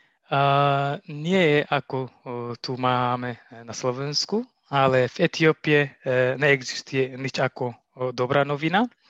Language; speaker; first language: Slovak; non-native, learner; Tigrinya